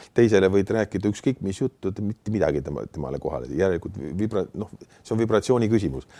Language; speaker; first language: Estonian; native; Estonian